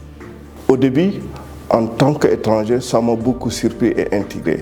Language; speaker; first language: French; non-native, local second language; Wolof